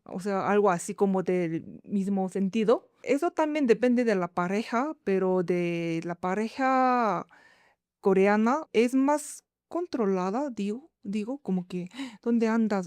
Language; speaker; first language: Spanish; non-native, fluent; Korean